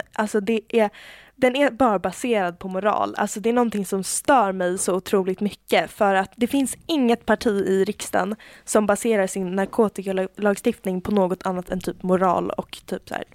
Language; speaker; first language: Swedish; native; Swedish